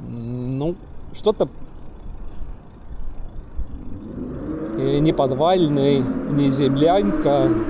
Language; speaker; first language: Russian; non-native, local second language; Estonian